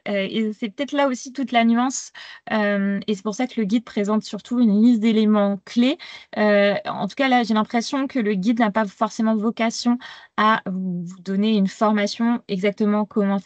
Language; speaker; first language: French; native; French